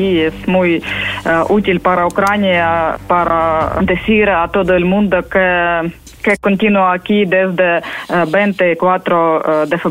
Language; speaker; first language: Spanish; non-native, learner; Ukrainian